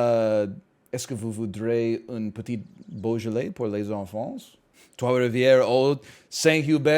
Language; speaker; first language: French; non-native, learner; English